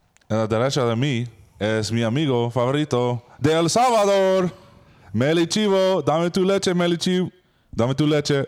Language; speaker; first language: Spanish; non-native, learner; English